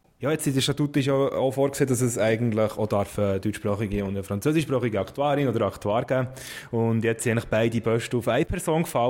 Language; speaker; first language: German; native; German